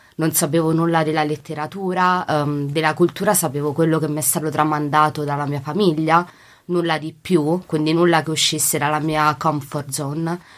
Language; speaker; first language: Italian; native; Italian